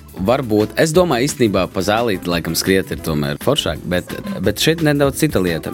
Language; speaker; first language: Latvian; non-native, local second language; Russian